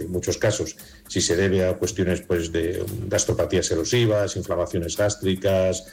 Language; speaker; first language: Spanish; native; Spanish